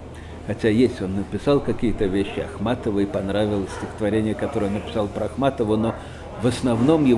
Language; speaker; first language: Russian; native; Russian